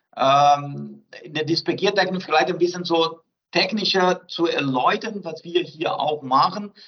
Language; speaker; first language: German; non-native, fluent; Portuguese